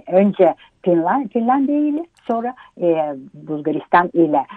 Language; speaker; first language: Turkish; early bilingual, heritage; Turkish